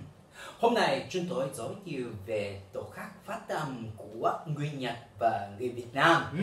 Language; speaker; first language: Vietnamese; non-native, learner; Japanese